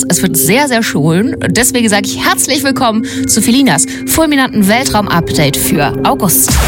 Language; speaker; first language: German; native; German